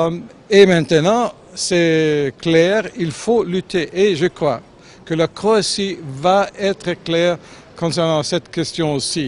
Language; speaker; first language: French; non-native, fluent; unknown